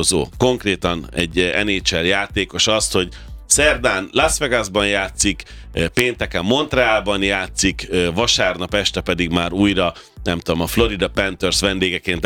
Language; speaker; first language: Hungarian; native; Hungarian